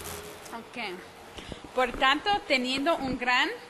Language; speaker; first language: Spanish; non-native, fluent; English